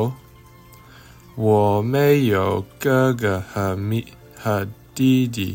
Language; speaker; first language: Chinese; non-native, learner; English